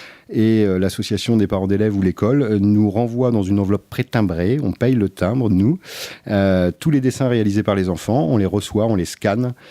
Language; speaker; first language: French; native; French